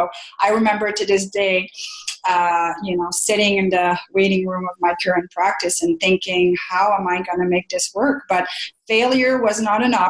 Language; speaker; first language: English; non-native, fluent; French